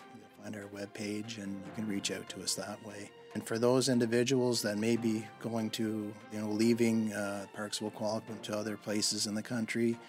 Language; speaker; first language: English; native; English